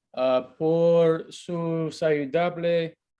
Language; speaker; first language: Spanish; non-native, learner; English